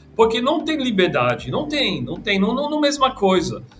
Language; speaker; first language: Portuguese; non-native, learner; English